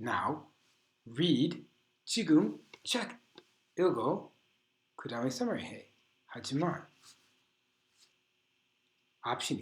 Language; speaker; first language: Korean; non-native, learner; English